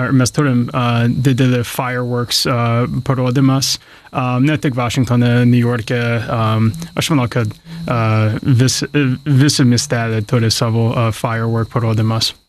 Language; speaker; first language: Lithuanian; non-native, learner; English